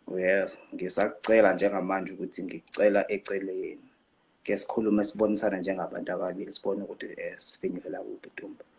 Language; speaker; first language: Zulu; native; Zulu